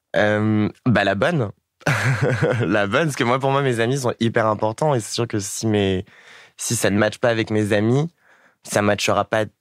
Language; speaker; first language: French; native; French